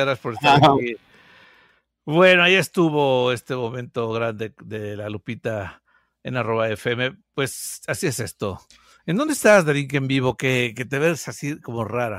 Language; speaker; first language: Spanish; native; Spanish